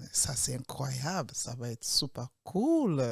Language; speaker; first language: French; non-native, learner; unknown